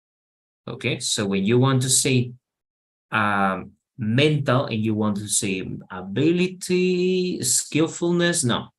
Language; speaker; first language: English; non-native, fluent; Spanish